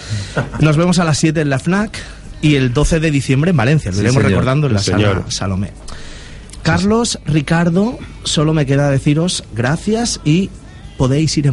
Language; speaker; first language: Spanish; native; Spanish